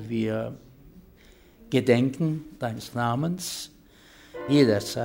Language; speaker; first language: German; non-native, fluent; Turkish